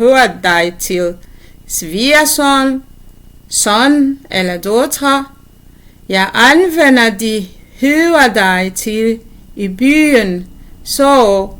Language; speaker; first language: Danish; non-native, learner; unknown